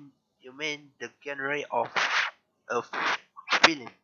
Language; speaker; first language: English; non-native, learner; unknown